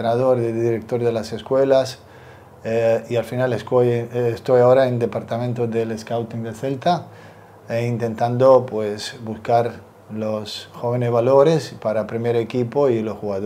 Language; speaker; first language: Spanish; non-native, fluent; Serbian